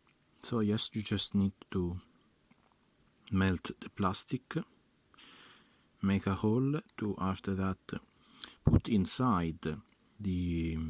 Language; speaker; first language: English; non-native, fluent; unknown